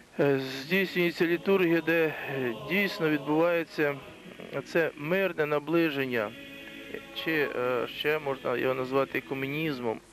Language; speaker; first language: Ukrainian; native; Ukrainian